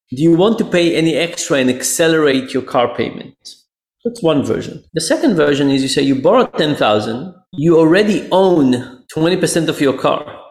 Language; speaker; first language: English; non-native, fluent; Hebrew